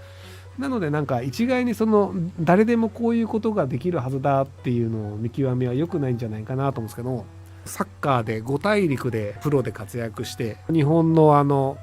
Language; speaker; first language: Japanese; native; Japanese